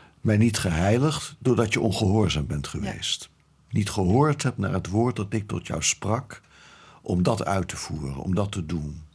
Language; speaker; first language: Dutch; native; Dutch